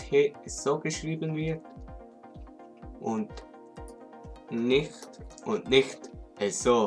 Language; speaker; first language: German; non-native, local second language; Swiss German